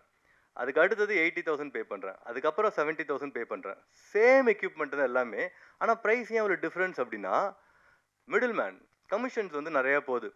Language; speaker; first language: Tamil; native; Tamil